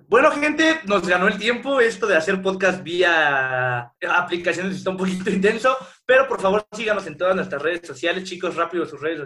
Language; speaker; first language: Spanish; native; Spanish